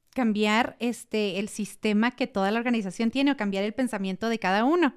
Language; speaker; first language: Spanish; native; Spanish